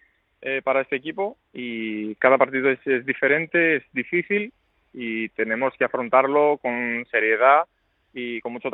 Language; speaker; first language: Spanish; non-native, fluent; Greek